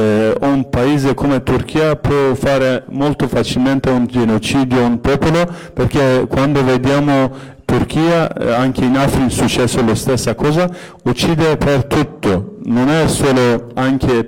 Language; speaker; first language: Italian; non-native, fluent; Kurdish